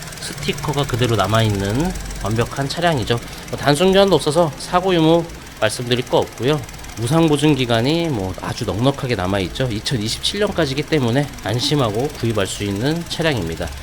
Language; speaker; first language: Korean; native; Korean